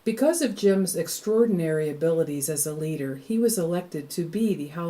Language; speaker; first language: English; native; English